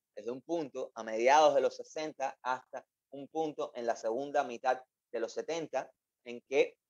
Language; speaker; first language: Spanish; native; Spanish